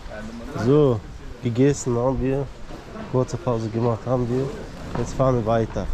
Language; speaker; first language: German; non-native, learner; Russian